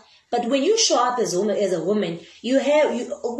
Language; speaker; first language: English; non-native, local second language; Xhosa